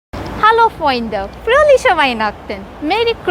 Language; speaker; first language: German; non-native, fluent; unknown